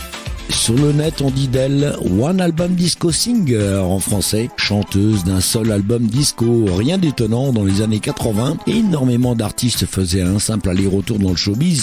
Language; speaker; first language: French; native; French